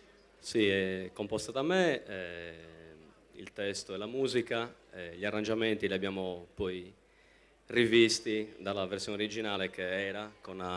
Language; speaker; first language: Italian; native; Italian